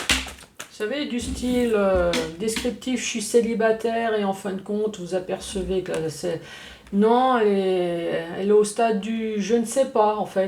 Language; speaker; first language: French; native; French